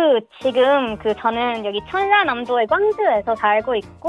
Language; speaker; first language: Korean; non-native, learner; Swedish